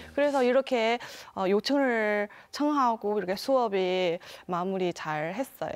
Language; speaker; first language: Korean; non-native, fluent; Chinese